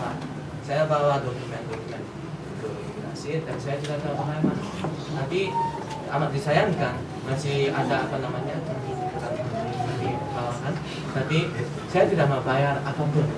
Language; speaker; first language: Indonesian; non-native, fluent; Japanese